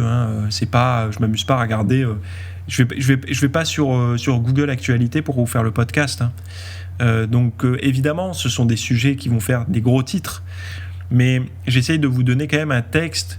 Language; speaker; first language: French; native; French